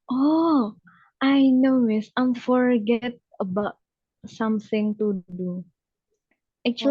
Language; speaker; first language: English; non-native, learner; Indonesian